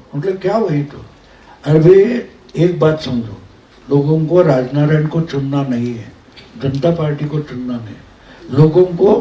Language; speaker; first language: Hindi; non-native, local second language; Marathi